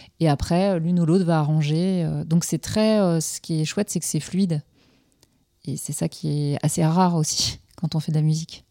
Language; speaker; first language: French; native; French